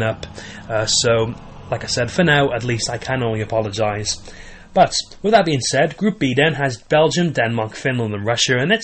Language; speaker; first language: English; native; English